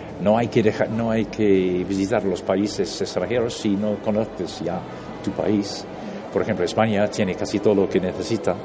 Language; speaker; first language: Spanish; non-native, fluent; English